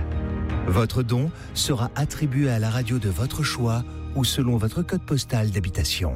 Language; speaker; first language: French; native; French